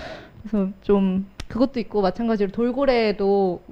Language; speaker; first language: Korean; native; Korean